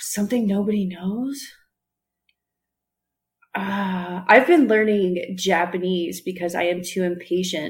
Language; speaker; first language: English; native; English